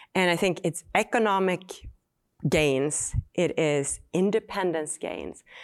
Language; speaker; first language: English; non-native, fluent; Swedish